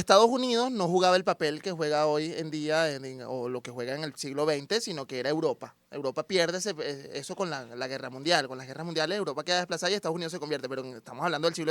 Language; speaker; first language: Spanish; native; Spanish